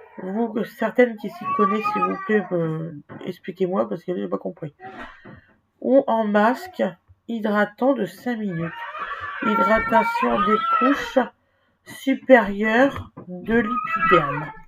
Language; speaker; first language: French; native; French